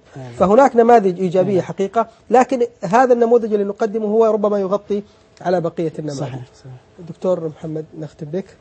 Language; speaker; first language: Arabic; native; Arabic